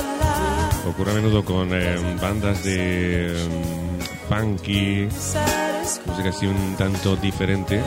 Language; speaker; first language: Spanish; native; Spanish